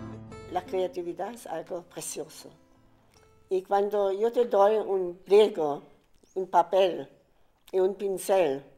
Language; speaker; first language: Spanish; non-native, fluent; German